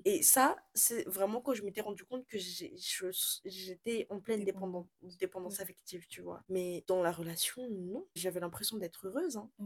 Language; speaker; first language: French; non-native, local second language; Malagasy